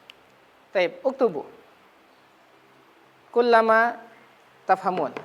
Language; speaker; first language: Arabic; non-native, fluent; Indonesian